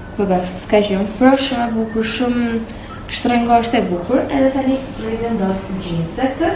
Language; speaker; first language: Albanian; early bilingual, heritage; Albanian